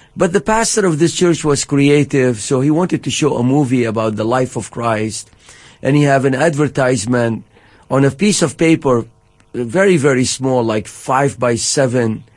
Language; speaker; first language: English; non-native, fluent; Arabic